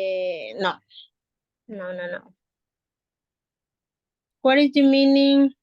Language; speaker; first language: English; non-native, learner; Spanish